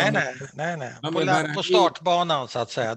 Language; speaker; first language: Swedish; native; Swedish